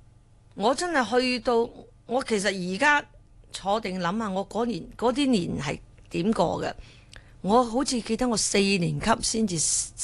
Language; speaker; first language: Cantonese; early bilingual, heritage; Cantonese